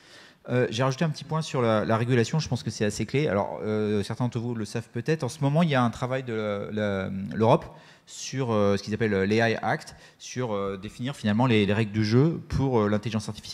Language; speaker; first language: French; native; French